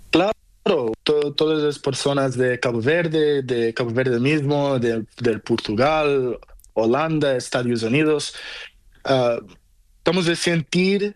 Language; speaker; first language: Spanish; non-native, local second language; Portuguese